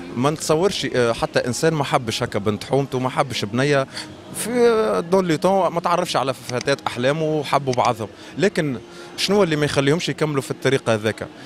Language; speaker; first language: Arabic; native; Arabic